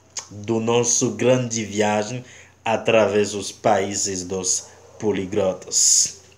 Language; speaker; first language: Portuguese; non-native, learner; Haitian Creole